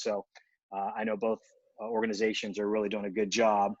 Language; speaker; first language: English; native; English